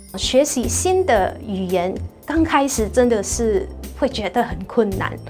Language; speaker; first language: Chinese; non-native, fluent; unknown